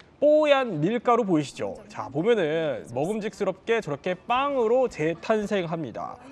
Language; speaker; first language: Korean; native; Korean